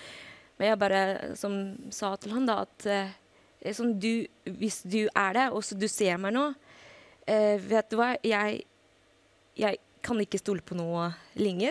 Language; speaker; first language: Norwegian; non-native, fluent; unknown